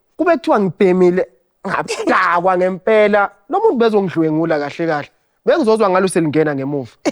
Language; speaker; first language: Zulu; native; Zulu